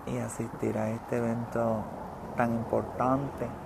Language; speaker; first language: Spanish; early bilingual, other home language; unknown